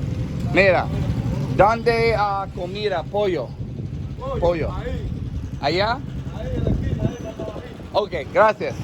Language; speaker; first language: Spanish; non-native, learner; English